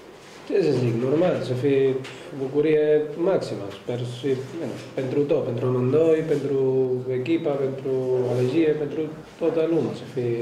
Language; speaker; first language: Romanian; non-native, learner; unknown